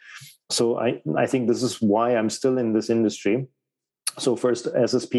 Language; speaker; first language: English; non-native, fluent; German